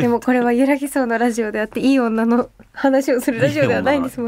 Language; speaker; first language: Japanese; native; Japanese